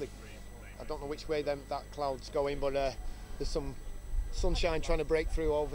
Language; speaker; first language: English; native; English